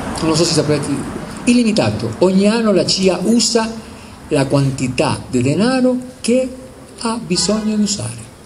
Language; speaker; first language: Italian; non-native, fluent; Spanish